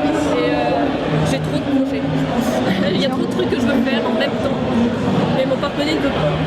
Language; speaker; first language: French; native; French